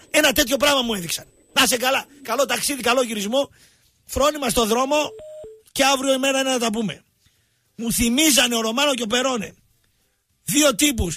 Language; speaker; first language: Greek; native; Greek